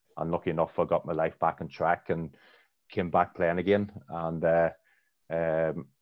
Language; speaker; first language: English; native; English